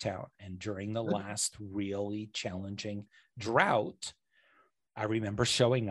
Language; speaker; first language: English; native; English